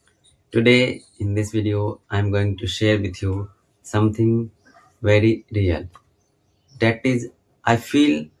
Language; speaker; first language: English; non-native, learner; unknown